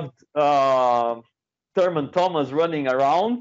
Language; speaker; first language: English; non-native, fluent; Portuguese